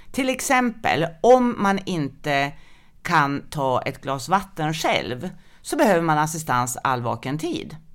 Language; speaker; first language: Swedish; native; Swedish